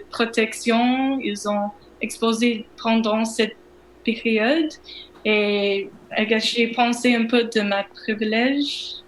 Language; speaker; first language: French; non-native, learner; English